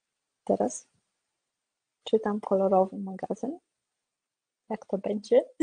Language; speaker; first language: Polish; non-native, fluent; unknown